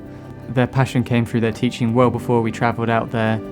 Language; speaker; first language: English; native; English